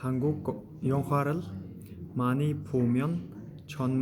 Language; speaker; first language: Korean; non-native, learner; Mongolian